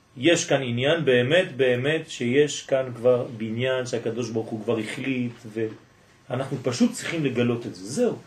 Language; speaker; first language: Hebrew; non-native, fluent; French